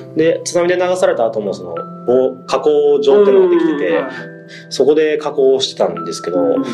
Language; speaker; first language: Japanese; native; Japanese